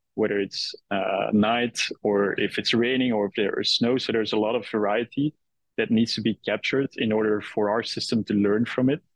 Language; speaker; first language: English; non-native, fluent; Dutch